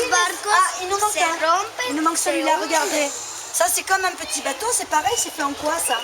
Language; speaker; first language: French; native; French